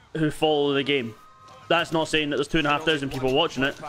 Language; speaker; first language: English; native; English